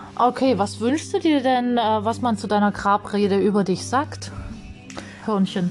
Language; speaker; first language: German; native; German